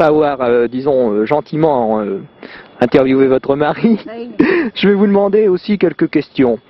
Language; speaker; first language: French; native; French